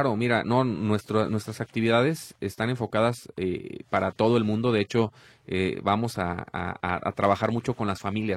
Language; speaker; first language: Spanish; native; Spanish